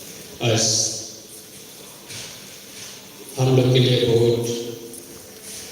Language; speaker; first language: Hindi; non-native, local second language; Kok Borok